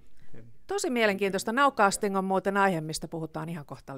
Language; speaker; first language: Finnish; native; Finnish